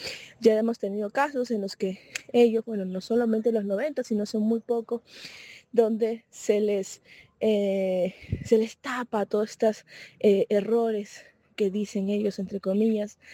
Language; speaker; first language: Spanish; native; Spanish